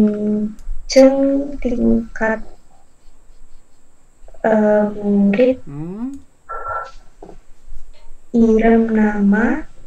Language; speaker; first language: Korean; non-native, learner; Indonesian